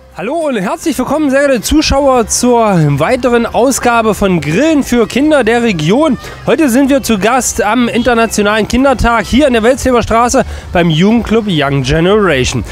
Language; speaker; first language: German; native; German